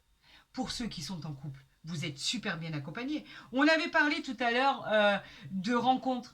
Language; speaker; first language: French; native; French